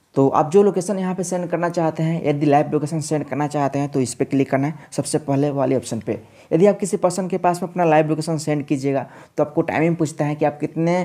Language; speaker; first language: Hindi; native; Hindi